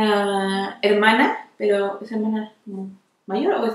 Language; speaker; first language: Spanish; native; Spanish